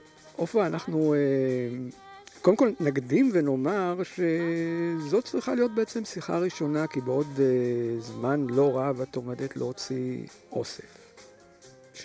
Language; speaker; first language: Hebrew; native; Hebrew